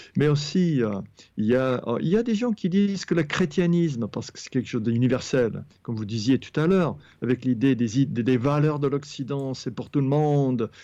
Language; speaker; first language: French; non-native, fluent; English